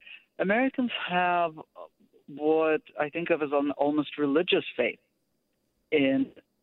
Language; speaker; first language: English; non-native, fluent; Russian